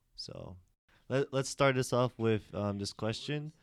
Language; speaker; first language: English; native; English